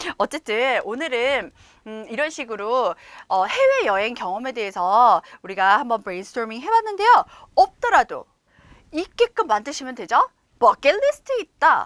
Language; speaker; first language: Korean; native; Korean